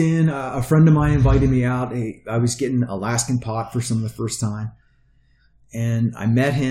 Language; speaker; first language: English; native; English